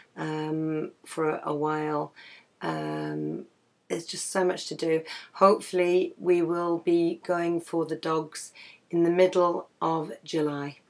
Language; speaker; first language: English; native; English